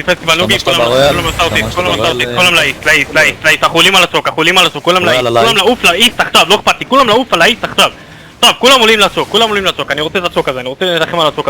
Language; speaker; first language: Hebrew; native; Hebrew